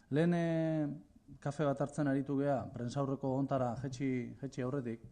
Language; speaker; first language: Basque; native; Basque